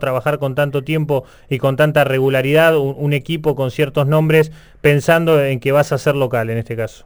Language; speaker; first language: Spanish; native; Spanish